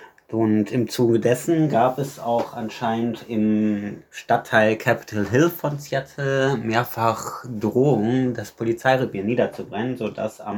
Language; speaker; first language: German; native; German